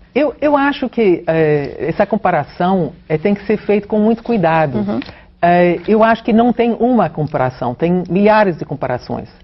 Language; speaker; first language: Portuguese; non-native, fluent; English